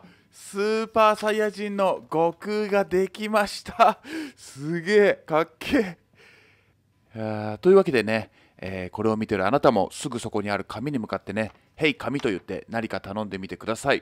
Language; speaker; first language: Japanese; native; Japanese